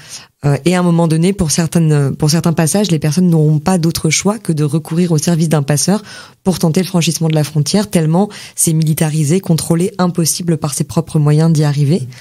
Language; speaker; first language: French; native; French